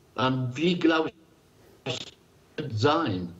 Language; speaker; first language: German; non-native, learner; English